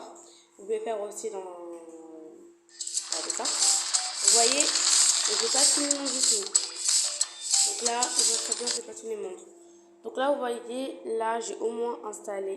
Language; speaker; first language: French; native; French